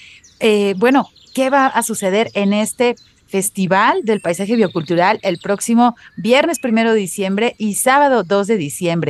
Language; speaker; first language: Spanish; native; Spanish